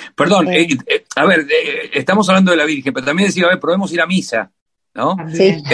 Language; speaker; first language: Spanish; native; Spanish